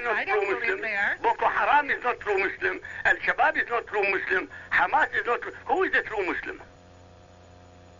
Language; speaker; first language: English; non-native, fluent; Arabic